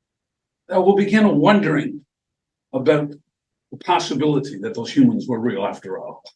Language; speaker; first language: English; native; English